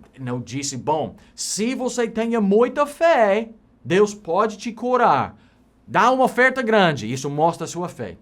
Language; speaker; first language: Portuguese; non-native, fluent; English